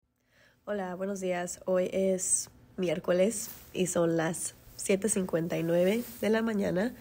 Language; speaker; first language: Spanish; early bilingual, heritage; Spanish